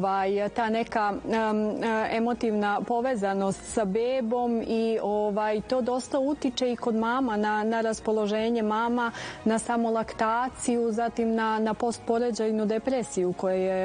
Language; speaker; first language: Serbian; native; Serbian